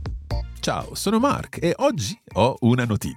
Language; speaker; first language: Italian; non-native, fluent; English